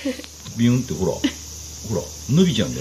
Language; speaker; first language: Japanese; native; Japanese